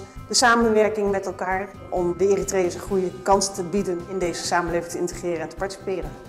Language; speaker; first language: Dutch; native; Dutch